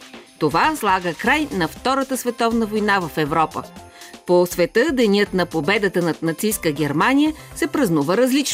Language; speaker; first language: Bulgarian; native; Bulgarian